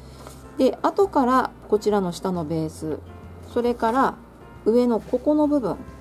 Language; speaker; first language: Japanese; native; Japanese